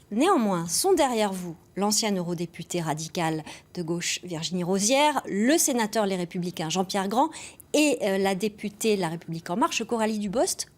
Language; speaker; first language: French; native; French